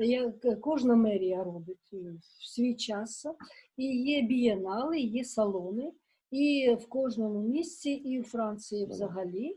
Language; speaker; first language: Ukrainian; non-native, local second language; Russian